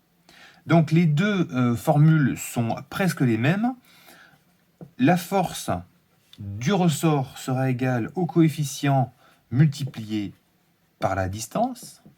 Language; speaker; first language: French; native; French